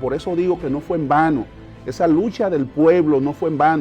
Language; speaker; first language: Spanish; native; Spanish